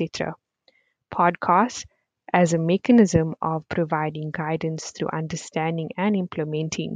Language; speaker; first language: English; native; English